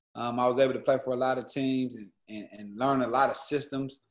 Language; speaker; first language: English; native; English